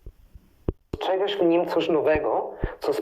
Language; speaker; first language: Polish; non-native, fluent; Italian